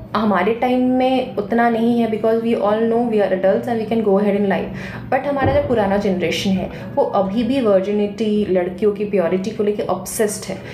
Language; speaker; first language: Hindi; non-native, local second language; Bangla